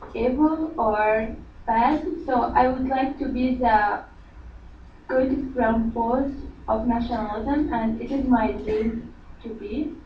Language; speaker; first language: English; non-native, learner; Arabic